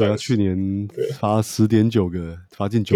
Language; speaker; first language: Chinese; native; Chinese